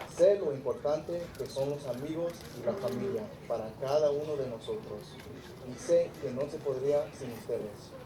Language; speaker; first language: Spanish; early bilingual, other home language; English